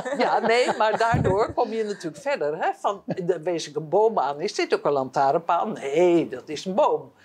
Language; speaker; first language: Dutch; native; Dutch